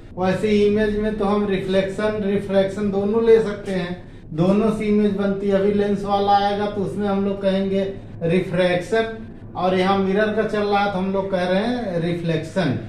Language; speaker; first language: Hindi; native; Hindi